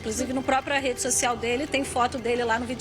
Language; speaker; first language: Portuguese; native; Portuguese